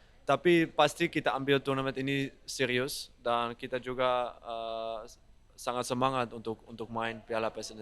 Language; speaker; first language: Indonesian; non-native, fluent; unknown